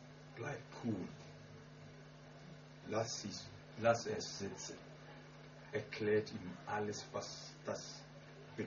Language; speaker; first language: German; non-native, learner; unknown